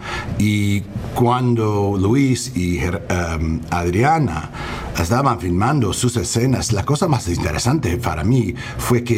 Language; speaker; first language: Spanish; non-native, learner; English